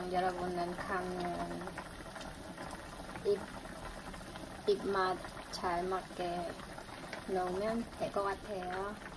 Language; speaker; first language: Korean; non-native, fluent; Khmer